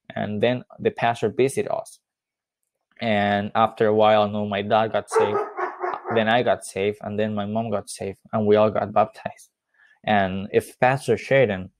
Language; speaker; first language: English; non-native, fluent; Spanish